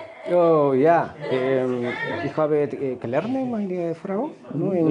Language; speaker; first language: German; non-native, learner; Spanish